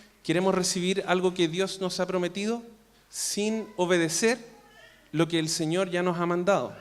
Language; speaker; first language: Spanish; native; Spanish